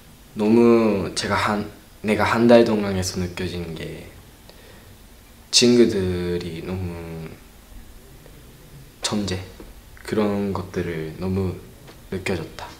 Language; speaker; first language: Korean; non-native, learner; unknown